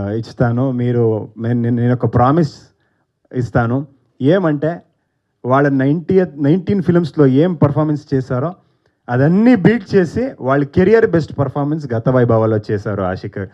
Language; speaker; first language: Telugu; non-native, learner; Kannada